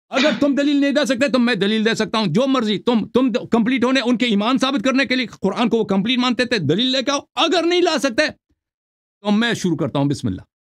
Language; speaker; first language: Urdu; non-native, local second language; Punjabi